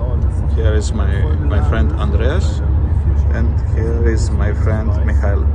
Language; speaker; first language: English; non-native, learner; Greek